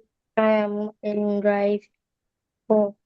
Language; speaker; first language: English; non-native, learner; Vietnamese